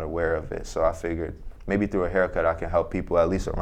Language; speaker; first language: English; native; English